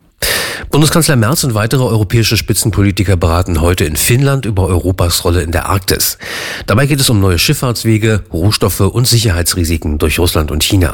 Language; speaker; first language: German; native; German